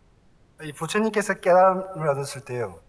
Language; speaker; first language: Korean; native; Korean